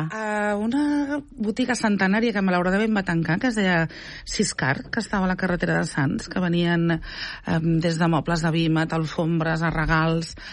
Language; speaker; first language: Catalan; native; Catalan